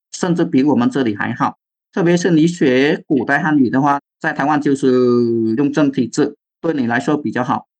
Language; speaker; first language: Chinese; non-native, fluent; Vietnamese